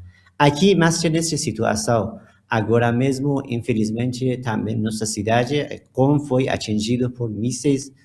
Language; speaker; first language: Portuguese; non-native, learner; Persian